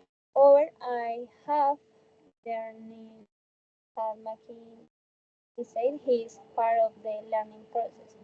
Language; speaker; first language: English; non-native, learner; Spanish